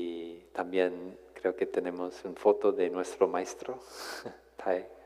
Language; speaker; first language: Spanish; non-native, fluent; English